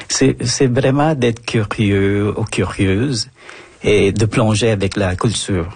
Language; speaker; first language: French; non-native, fluent; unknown